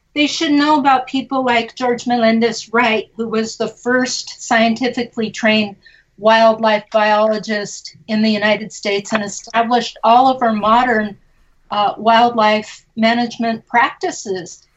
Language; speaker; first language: English; early bilingual, other home language; Spanish